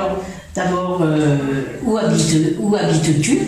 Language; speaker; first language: French; native; French